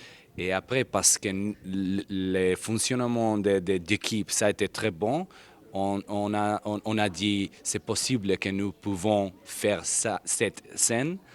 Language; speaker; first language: French; non-native, learner; Spanish